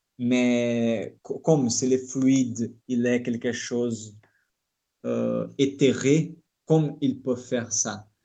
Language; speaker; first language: French; non-native, fluent; Portuguese